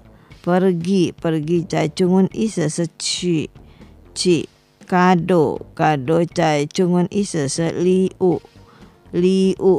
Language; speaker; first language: Chinese; non-native, learner; Indonesian